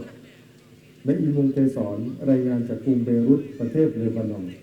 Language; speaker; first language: Thai; native; Thai